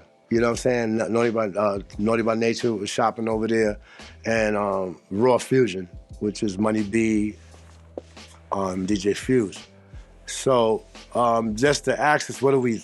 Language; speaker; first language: English; native; English